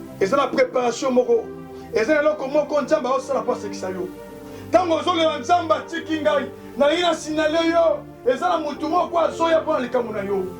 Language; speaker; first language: Lingala; native; Lingala